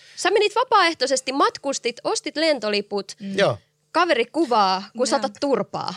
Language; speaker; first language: Finnish; native; Finnish